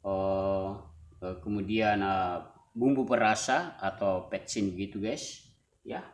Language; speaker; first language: Indonesian; non-native, local second language; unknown